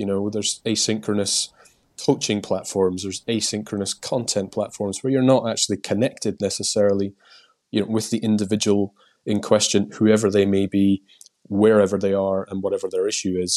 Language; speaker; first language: English; native; English